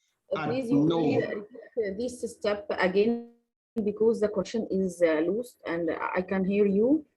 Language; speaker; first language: English; non-native, learner; Arabic